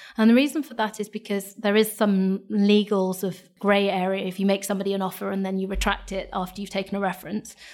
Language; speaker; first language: English; native; English